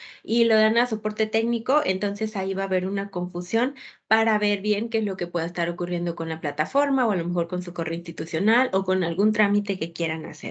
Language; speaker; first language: Spanish; native; Spanish